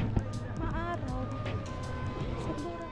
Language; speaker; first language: Filipino; native; Filipino